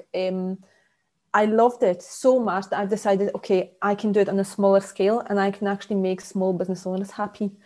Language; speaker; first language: English; non-native, fluent; Polish